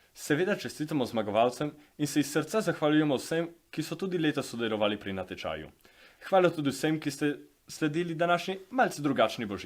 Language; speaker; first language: Slovenian; native; Slovenian